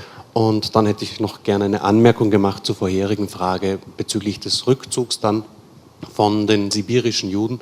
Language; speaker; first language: German; native; German